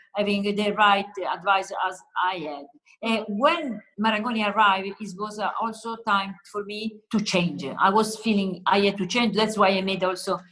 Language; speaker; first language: English; non-native, learner; Italian